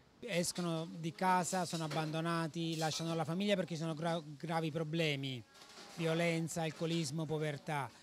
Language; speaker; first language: Italian; native; Italian